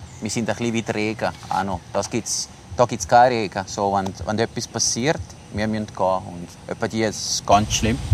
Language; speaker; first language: German; non-native, local second language; Italian